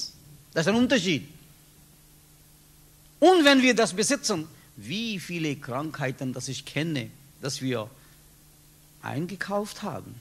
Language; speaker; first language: German; non-native, learner; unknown